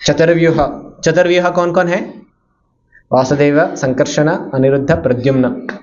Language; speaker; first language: Hindi; non-native, local second language; Kannada